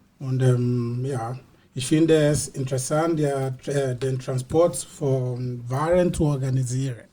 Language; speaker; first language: German; non-native, learner; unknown